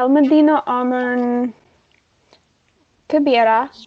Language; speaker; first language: Arabic; non-native, learner; English